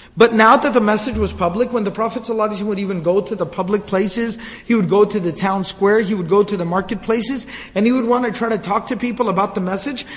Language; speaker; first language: English; native; English